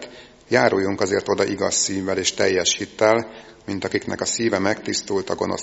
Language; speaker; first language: Hungarian; native; Hungarian